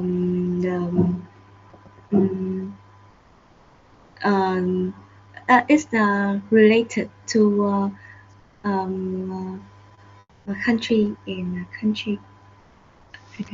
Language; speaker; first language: English; non-native, learner; Vietnamese